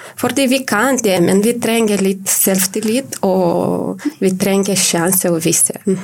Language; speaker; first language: Norwegian; non-native, learner; Romanian